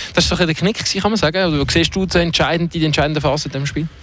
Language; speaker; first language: German; native; German